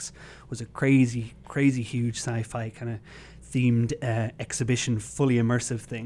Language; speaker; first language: English; native; English